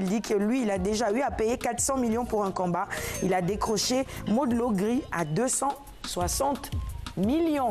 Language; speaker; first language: French; non-native, local second language; Wolof